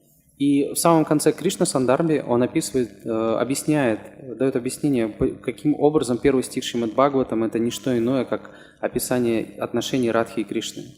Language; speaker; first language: Russian; native; Russian